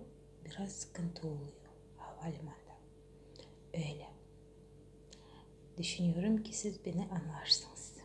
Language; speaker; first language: Turkish; non-native, fluent; Russian